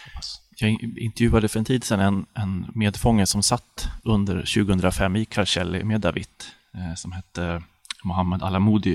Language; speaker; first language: Swedish; native; Swedish